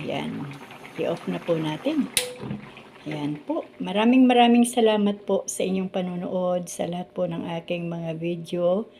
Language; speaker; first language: Filipino; native; Filipino